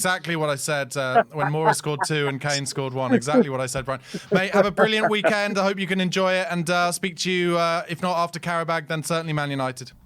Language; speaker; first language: English; native; English